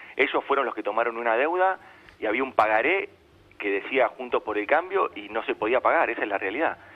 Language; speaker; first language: Spanish; native; Spanish